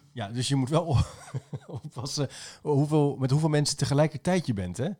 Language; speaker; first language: Dutch; native; Dutch